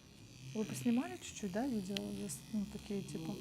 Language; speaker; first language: Russian; non-native, fluent; Estonian